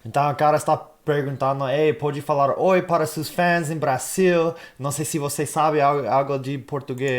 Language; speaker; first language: Portuguese; non-native, fluent; English